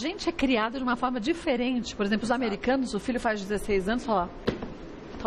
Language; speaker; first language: Portuguese; native; Portuguese